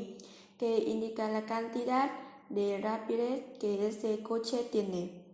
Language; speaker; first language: Spanish; non-native, learner; Vietnamese